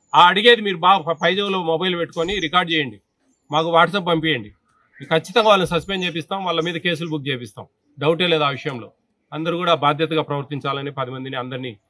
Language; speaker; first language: Telugu; native; Telugu